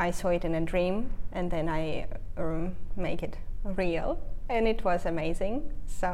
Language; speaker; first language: English; non-native, fluent; Russian